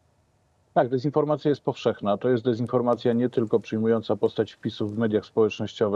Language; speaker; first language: Polish; native; Polish